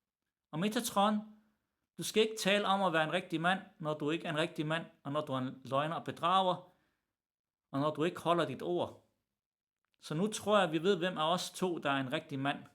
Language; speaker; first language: Danish; early bilingual, other home language; Arabic